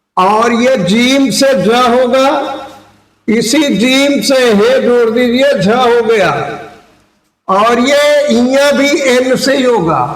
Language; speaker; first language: Hindi; native; Hindi